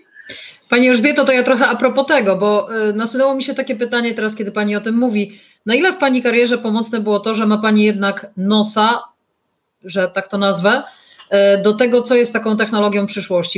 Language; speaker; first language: Polish; native; Polish